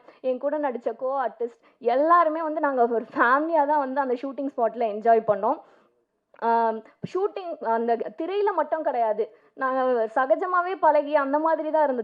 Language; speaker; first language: Tamil; native; Tamil